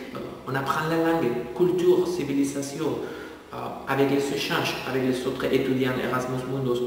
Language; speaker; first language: French; non-native, fluent; Spanish